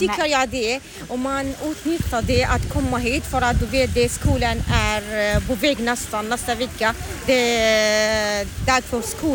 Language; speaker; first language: Swedish; non-native, learner; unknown